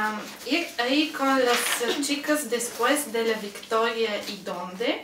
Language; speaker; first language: Spanish; non-native, learner; Bulgarian